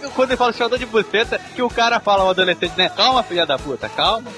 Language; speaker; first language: Portuguese; native; Portuguese